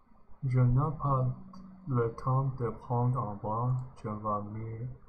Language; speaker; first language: French; non-native, learner; English